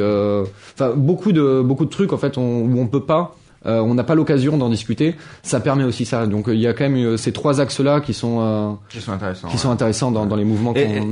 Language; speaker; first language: French; native; French